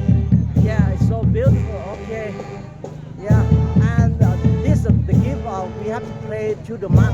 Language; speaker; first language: English; non-native, learner; Thai